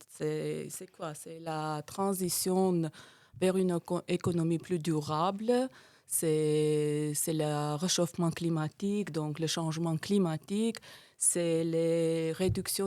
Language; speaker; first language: French; non-native, fluent; Armenian